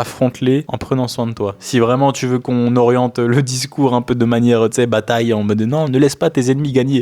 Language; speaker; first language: French; native; French